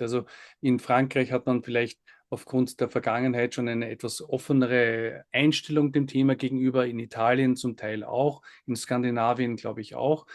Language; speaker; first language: German; native; German